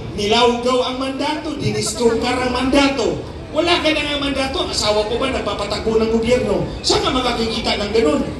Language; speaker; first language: Filipino; non-native, local second language; Cebuano